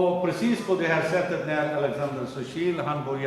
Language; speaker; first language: Swedish; non-native, fluent; Urdu